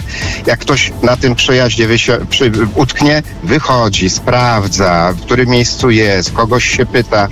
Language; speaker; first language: Polish; native; Polish